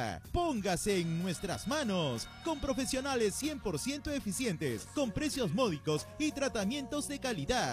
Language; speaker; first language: Spanish; native; Spanish